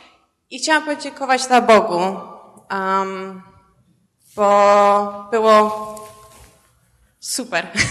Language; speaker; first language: Polish; early bilingual, heritage; Polish